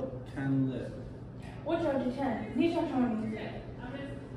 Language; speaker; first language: Chinese; non-native, learner; English